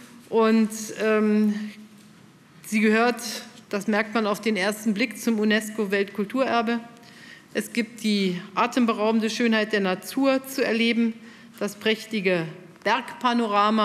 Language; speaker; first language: German; native; German